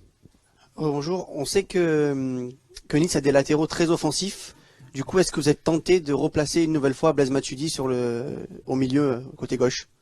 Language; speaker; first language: French; native; French